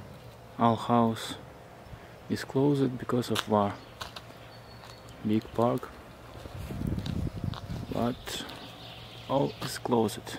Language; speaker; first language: English; non-native, learner; Russian